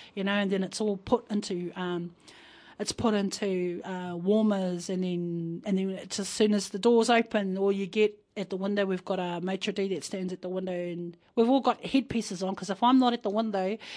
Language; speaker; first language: English; native; English